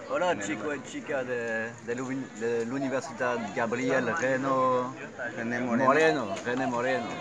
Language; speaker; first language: Spanish; non-native, learner; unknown